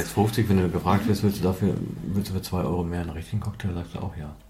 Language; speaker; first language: German; native; German